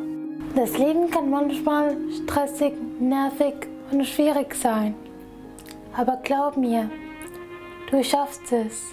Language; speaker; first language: German; non-native, fluent; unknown